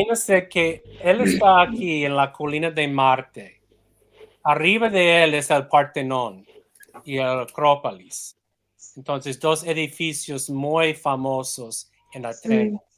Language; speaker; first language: Spanish; non-native, fluent; English